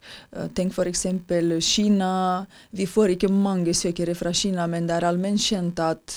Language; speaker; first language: Norwegian; non-native, fluent; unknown